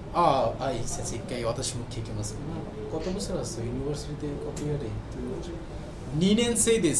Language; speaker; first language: Japanese; non-native, learner; Bangla